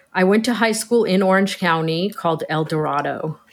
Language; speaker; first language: English; early bilingual, other home language; Hebrew